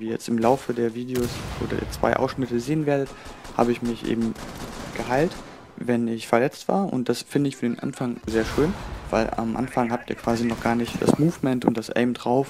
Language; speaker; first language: German; native; German